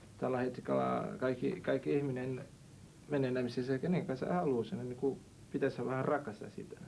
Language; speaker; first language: Finnish; non-native, learner; Portuguese